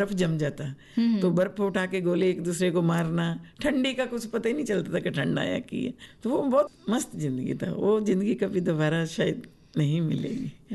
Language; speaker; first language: Hindi; native; Hindi